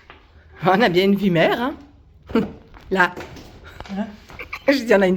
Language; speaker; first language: French; native; French